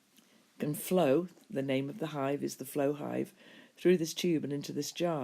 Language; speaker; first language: English; native; English